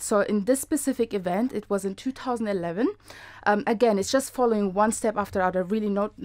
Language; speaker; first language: English; non-native, fluent; German